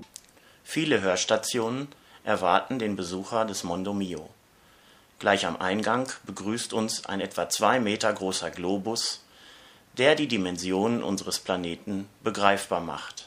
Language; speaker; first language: German; native; German